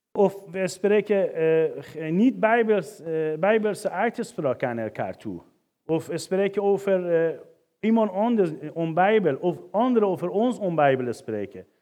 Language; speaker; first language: Dutch; non-native, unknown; Persian